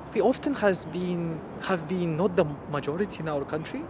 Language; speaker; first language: English; non-native, fluent; Russian